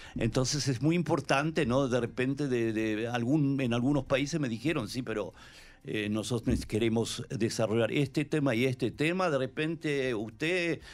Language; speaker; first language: Spanish; native; Spanish